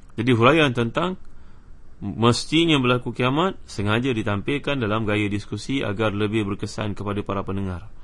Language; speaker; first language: Malay; native; Malay